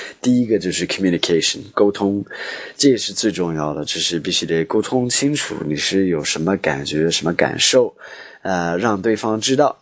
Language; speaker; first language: Chinese; non-native, fluent; English